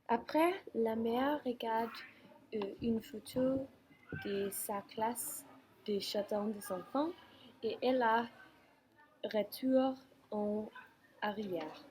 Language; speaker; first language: French; non-native, learner; Danish